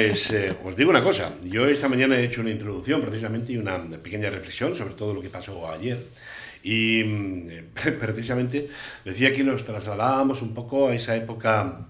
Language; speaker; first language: Spanish; native; Spanish